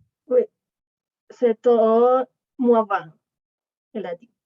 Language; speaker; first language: French; non-native, learner; Spanish